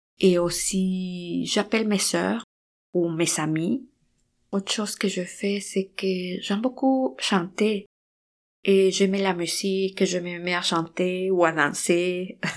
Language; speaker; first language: French; non-native, fluent; Spanish